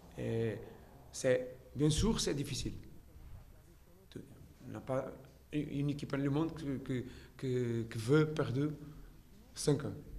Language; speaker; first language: French; non-native, learner; Portuguese